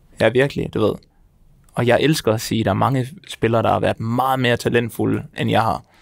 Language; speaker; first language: Danish; native; Danish